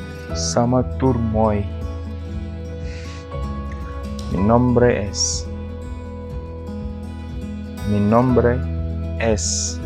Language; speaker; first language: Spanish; non-native, fluent; Wolof